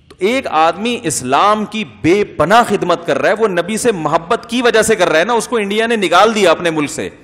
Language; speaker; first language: Urdu; native; Urdu